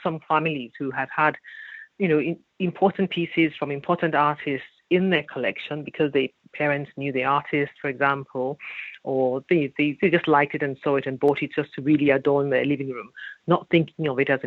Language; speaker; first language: English; non-native, local second language; Yoruba